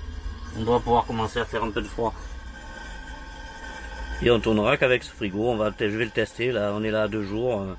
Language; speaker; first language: French; native; French